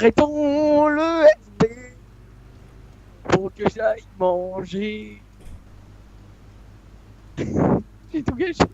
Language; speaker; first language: French; native; French